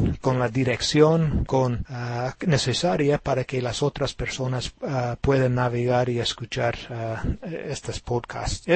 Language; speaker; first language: Spanish; non-native, fluent; English